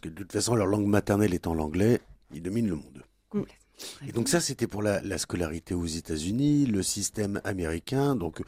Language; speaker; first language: French; native; French